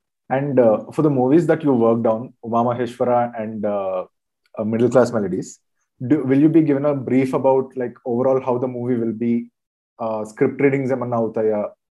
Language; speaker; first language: English; non-native, local second language; Telugu